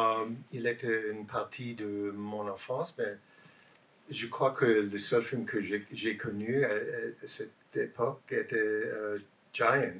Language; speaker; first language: French; non-native, learner; English